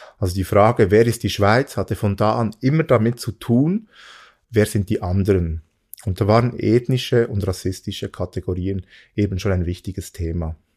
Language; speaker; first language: German; early bilingual, other home language; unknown